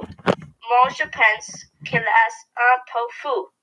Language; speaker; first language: French; non-native, learner; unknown